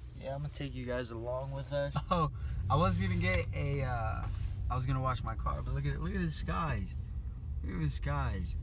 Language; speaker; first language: English; native; English